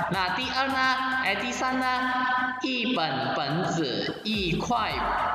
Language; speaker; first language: Chinese; non-native, fluent; Indonesian